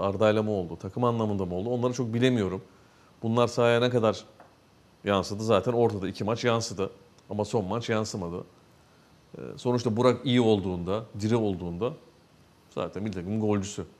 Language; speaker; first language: Turkish; native; Turkish